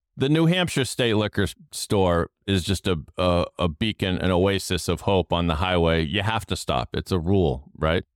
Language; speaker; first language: English; native; English